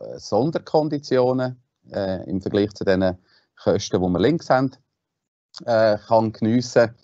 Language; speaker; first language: German; native; German